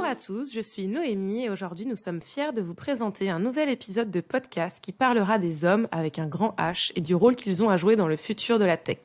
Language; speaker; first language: French; native; French